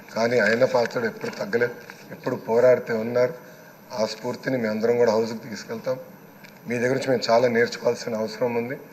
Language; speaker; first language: Telugu; native; Telugu